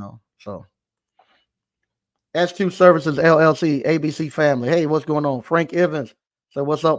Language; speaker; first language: English; native; English